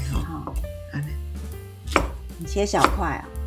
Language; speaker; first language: Chinese; native; Chinese